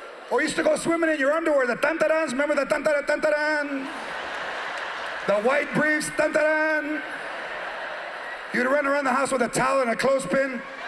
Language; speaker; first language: English; early bilingual, other home language; Spanish